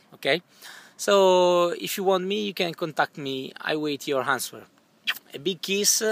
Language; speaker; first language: English; non-native, learner; Italian